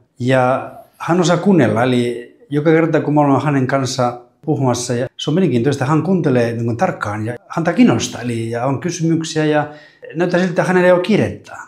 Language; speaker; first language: Finnish; non-native, fluent; Spanish